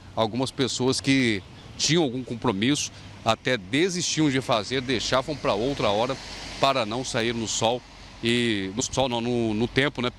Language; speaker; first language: Portuguese; native; Portuguese